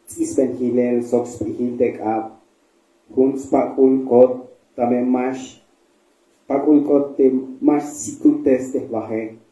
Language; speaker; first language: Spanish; non-native, local second language; Tzeltal